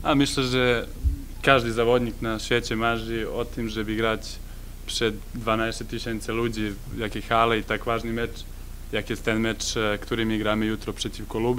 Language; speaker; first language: Polish; non-native, learner; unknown